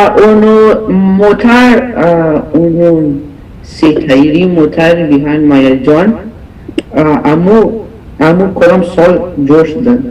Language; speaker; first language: Persian; early bilingual, heritage; Persian